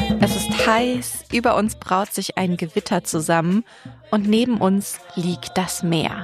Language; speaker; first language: German; native; German